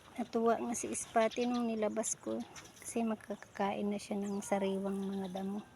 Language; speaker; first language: Filipino; non-native, local second language; Iloko